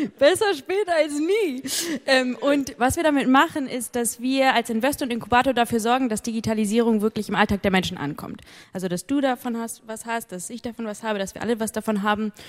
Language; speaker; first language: German; native; German